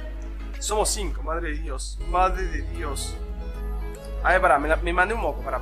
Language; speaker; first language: Spanish; native; Spanish